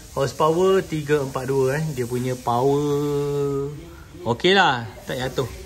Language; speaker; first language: Malay; native; Malay